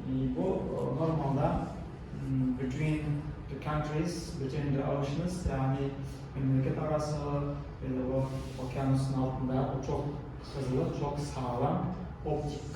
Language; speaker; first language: Turkish; non-native, learner; Kazakh